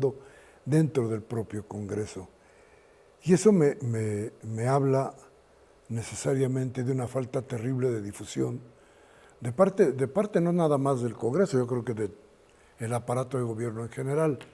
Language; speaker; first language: Spanish; native; Spanish